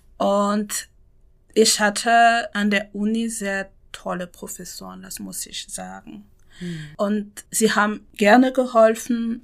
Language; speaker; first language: German; non-native, fluent; French